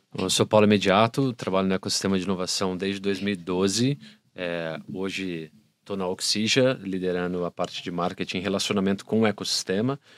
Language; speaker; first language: Portuguese; native; Portuguese